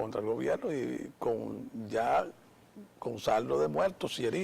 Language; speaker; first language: Spanish; native; Spanish